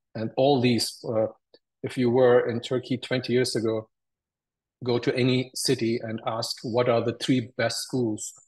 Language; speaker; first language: English; early bilingual, other home language; Turkish